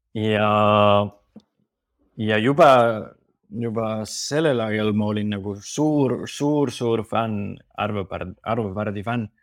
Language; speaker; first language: Estonian; non-native, fluent; Spanish